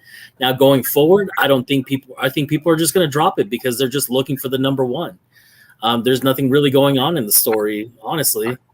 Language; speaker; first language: English; native; English